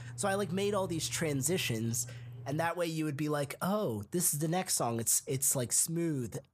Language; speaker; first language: English; early bilingual, other home language; Hindi